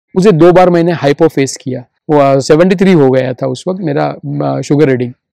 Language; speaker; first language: Hindi; non-native, local second language; Marathi